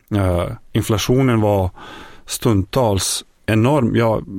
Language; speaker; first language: Swedish; non-native, fluent; Bosnian